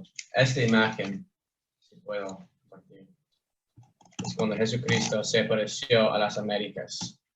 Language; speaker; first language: Spanish; non-native, fluent; English